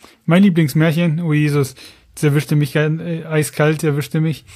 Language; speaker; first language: German; native; German